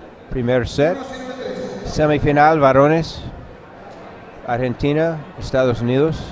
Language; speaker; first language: Spanish; non-native, learner; English